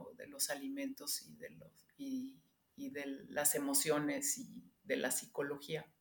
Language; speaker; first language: Spanish; non-native, local second language; English